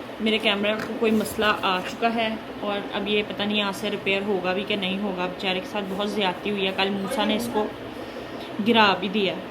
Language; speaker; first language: Urdu; native; Urdu